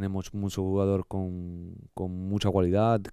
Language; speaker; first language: Spanish; non-native, learner; Italian